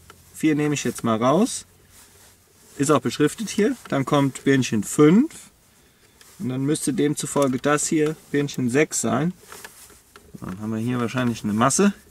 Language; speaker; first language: German; native; German